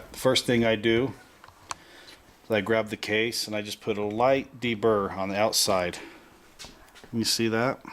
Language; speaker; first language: English; native; English